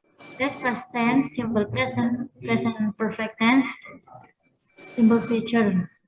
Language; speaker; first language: English; non-native, learner; Indonesian